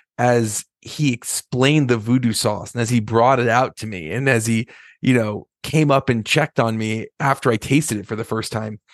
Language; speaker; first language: English; native; English